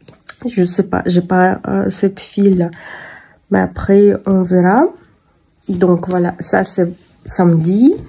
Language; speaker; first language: French; non-native, fluent; Russian